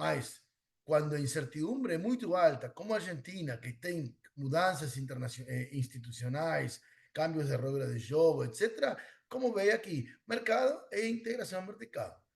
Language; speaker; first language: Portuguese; non-native, learner; Spanish